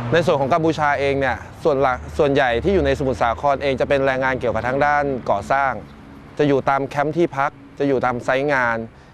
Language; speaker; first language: Thai; native; Thai